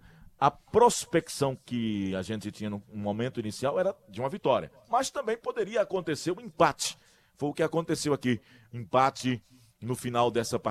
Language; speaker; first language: Portuguese; native; Portuguese